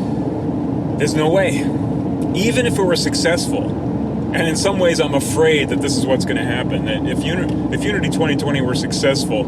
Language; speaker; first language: English; native; English